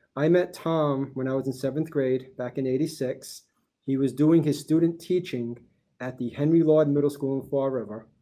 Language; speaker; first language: English; early bilingual, other home language; Portuguese